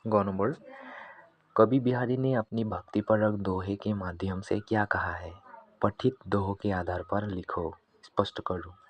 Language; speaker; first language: Hindi; non-native, local second language; Assamese